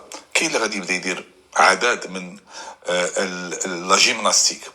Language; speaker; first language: Arabic; native; Arabic